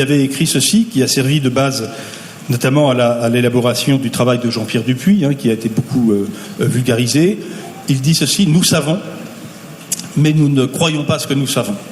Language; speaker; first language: French; native; French